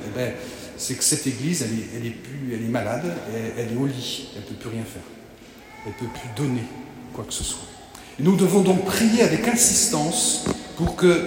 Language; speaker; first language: French; native; French